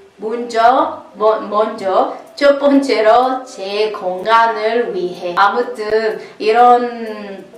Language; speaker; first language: Korean; non-native, learner; Italian